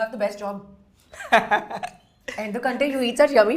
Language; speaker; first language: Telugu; non-native, learner; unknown